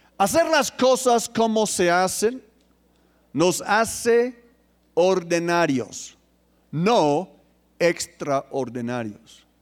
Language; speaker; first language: Spanish; non-native, fluent; English